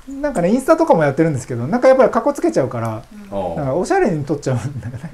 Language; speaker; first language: Japanese; native; Japanese